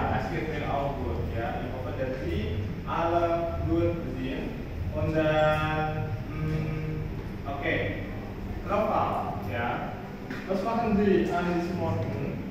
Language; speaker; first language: German; non-native, learner; Indonesian